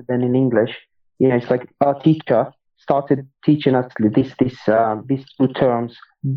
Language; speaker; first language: English; non-native, fluent; Arabic